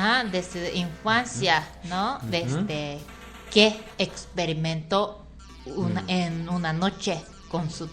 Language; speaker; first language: Spanish; non-native, fluent; Japanese